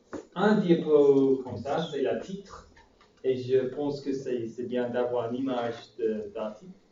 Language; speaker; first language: French; non-native, fluent; English